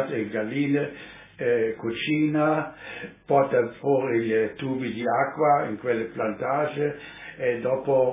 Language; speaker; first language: Italian; non-native, local second language; Slovenian